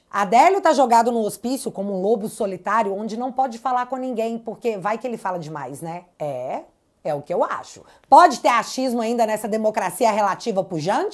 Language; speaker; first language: Portuguese; native; Portuguese